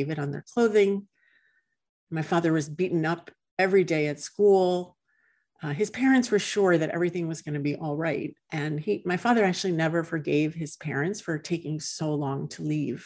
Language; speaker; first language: English; native; English